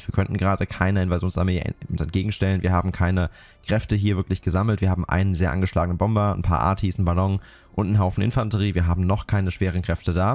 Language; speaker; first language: German; native; German